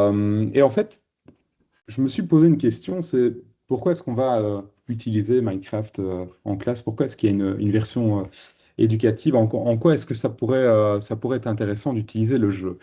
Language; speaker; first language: French; native; French